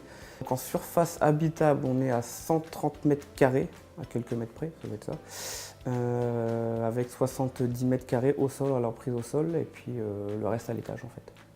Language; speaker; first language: French; native; French